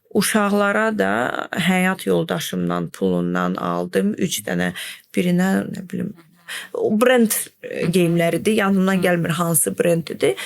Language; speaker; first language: Azerbaijani; non-native, fluent; Russian